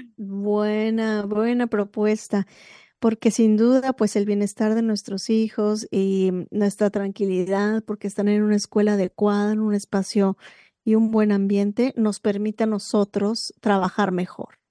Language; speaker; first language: Spanish; native; Spanish